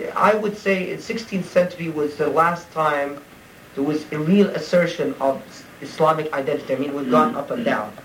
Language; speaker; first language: English; non-native, fluent; Arabic